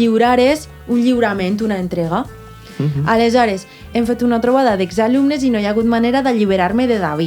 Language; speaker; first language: Catalan; native; Catalan